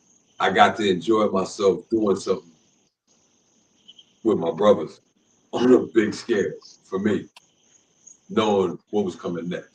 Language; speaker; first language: English; native; English